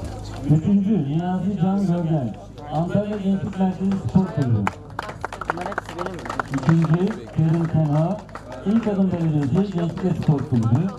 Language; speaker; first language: Turkish; native; Turkish